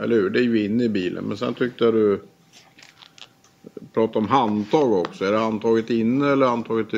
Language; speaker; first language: Swedish; native; Swedish